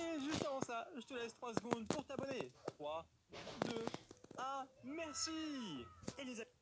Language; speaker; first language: French; native; French